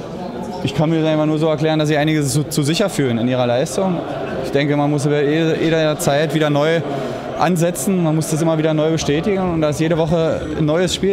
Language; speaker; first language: German; native; German